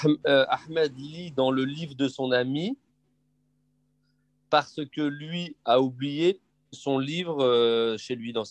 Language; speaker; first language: French; native; French